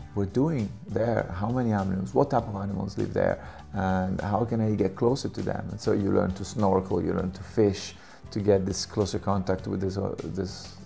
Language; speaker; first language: English; non-native, fluent; Italian